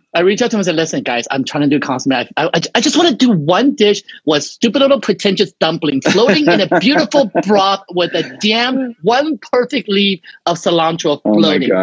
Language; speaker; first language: English; non-native, fluent; Chinese